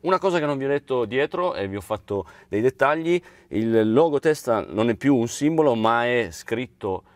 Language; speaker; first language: Italian; native; Italian